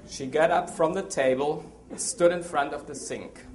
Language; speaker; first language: English; non-native, fluent; German